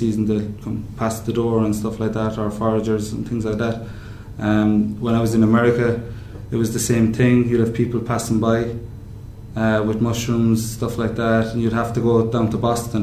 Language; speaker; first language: English; native; English